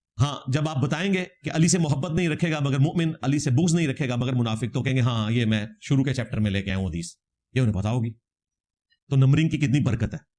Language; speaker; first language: Urdu; native; Urdu